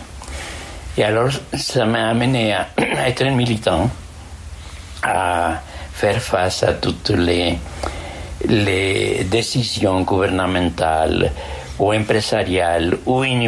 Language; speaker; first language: French; non-native, fluent; Spanish